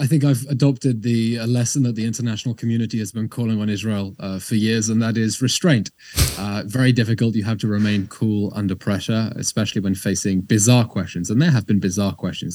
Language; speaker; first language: English; native; English